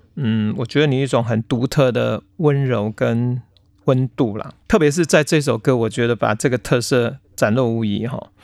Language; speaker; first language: Chinese; native; Chinese